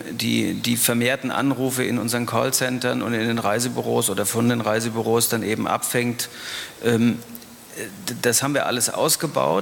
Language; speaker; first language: German; native; German